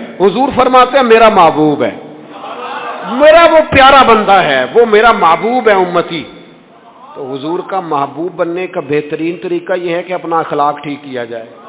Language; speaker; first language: Urdu; non-native, local second language; Punjabi